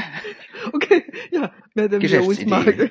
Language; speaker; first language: German; non-native, fluent; Chinese